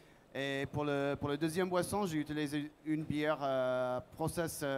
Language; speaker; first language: French; non-native, learner; English